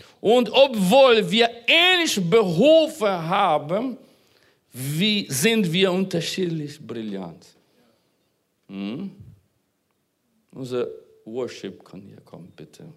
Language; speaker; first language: German; non-native, fluent; Portuguese